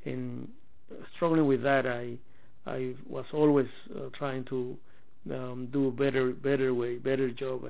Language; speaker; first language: English; non-native, fluent; Spanish